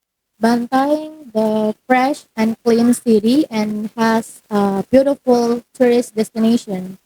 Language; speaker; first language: English; non-native, learner; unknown